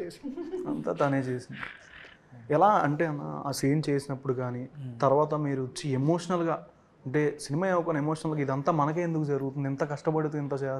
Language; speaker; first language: Telugu; native; Telugu